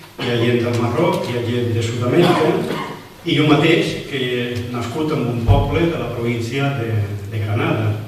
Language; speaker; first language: Catalan; non-native, local second language; Spanish